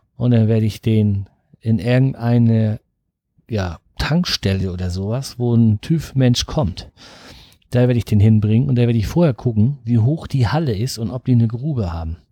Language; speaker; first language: German; native; German